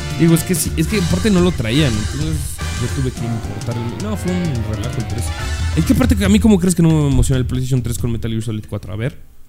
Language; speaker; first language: Spanish; native; Spanish